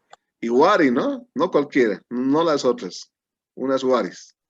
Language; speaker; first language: Spanish; native; Spanish